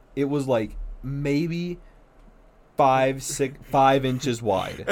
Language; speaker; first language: English; native; English